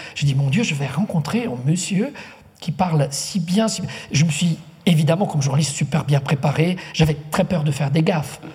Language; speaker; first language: French; non-native, local second language; Italian